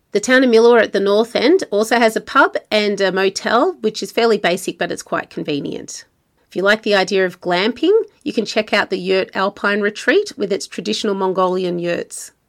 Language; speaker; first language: English; native; English